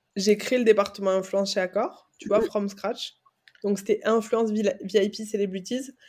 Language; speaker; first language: French; native; French